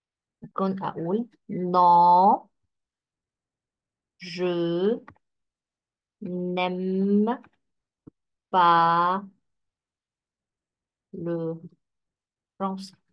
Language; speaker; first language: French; non-native, fluent; Arabic